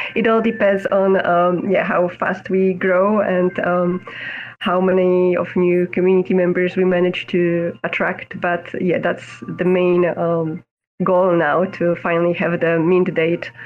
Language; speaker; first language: English; non-native, fluent; Polish